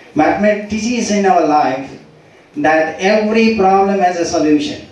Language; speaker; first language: English; non-native, local second language; Gujarati